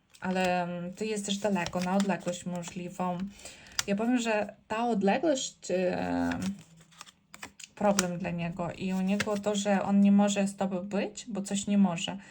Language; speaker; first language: Polish; non-native, learner; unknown